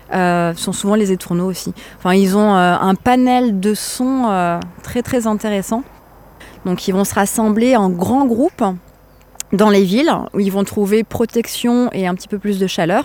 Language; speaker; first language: French; native; French